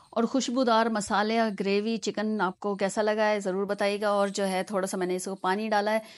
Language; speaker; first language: Hindi; native; Hindi